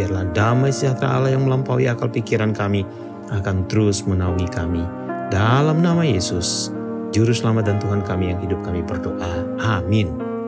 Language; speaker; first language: Indonesian; native; Indonesian